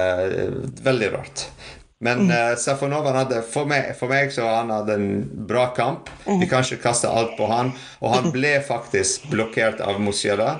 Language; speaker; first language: Norwegian; non-native, fluent; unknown